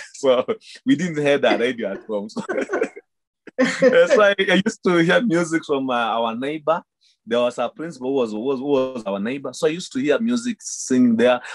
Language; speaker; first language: English; non-native, local second language; Luyia